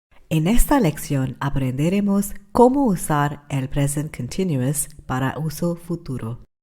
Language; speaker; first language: Spanish; non-native, fluent; English